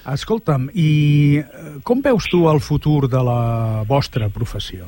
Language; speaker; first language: Catalan; native; Catalan